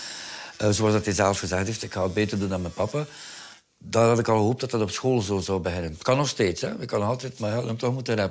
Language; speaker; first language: Dutch; native; Dutch